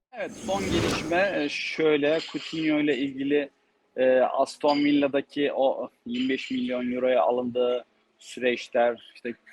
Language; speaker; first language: Turkish; native; Turkish